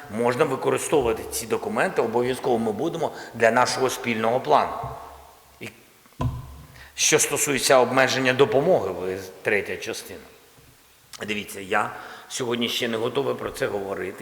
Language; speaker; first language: Ukrainian; non-native, local second language; Russian